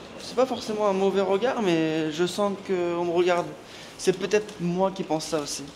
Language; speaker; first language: French; native; French